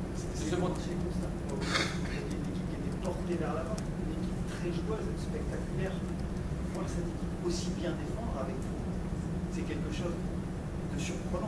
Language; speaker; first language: French; native; French